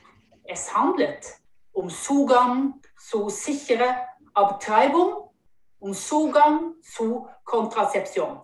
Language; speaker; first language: German; non-native, fluent; Norwegian